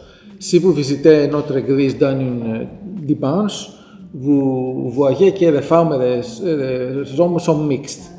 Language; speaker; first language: French; non-native, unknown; Greek